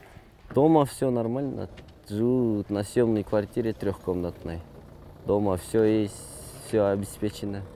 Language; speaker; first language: Russian; non-native, local second language; Kyrgyz